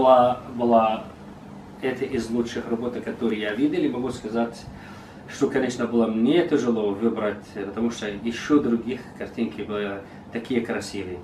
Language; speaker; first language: Russian; non-native, learner; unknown